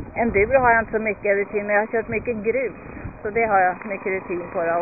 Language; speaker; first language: Swedish; native; Swedish